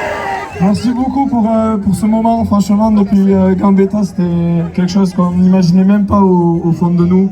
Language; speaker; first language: French; native; French